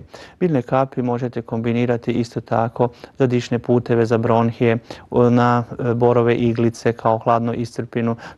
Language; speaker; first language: Croatian; native; Croatian